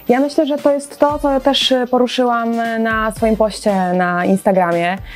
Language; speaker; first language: Polish; native; Polish